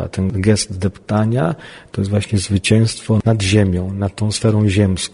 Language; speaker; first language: Polish; native; Polish